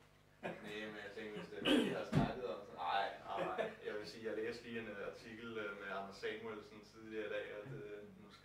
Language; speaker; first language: Danish; native; Danish